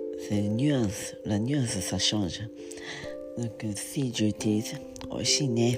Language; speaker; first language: French; non-native, learner; Japanese